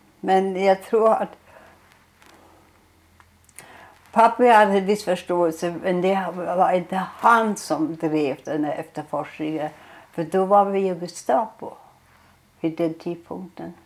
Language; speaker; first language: Swedish; non-native, fluent; German